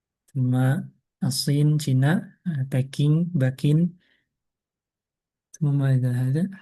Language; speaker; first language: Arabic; non-native, fluent; Indonesian